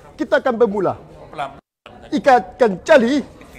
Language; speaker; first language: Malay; non-native, local second language; Chinese